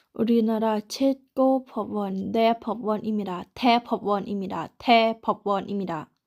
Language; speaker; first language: Korean; non-native, learner; Thai